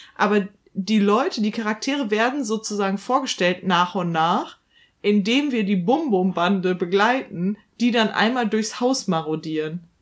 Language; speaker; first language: German; native; German